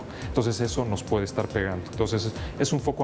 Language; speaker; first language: Spanish; native; Spanish